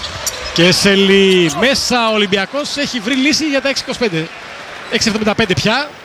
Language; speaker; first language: Greek; native; Greek